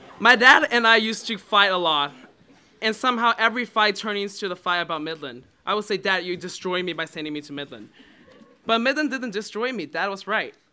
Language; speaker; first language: English; non-native, fluent; Chinese